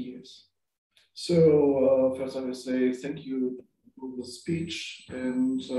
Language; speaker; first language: English; non-native, learner; German